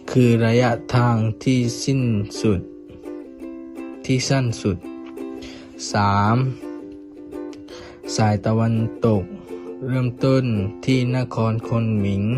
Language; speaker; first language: Thai; native; Thai